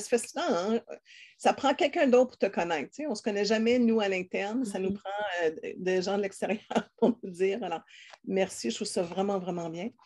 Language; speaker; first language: French; native; French